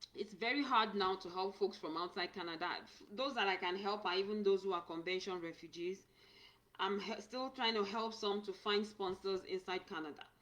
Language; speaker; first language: English; non-native, local second language; Yoruba